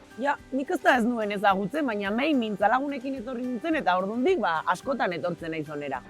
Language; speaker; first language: Basque; native; Basque